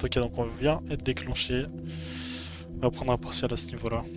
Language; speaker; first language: French; native; French